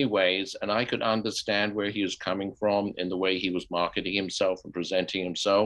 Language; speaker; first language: English; native; English